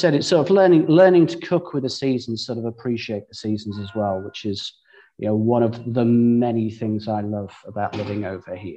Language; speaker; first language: English; native; English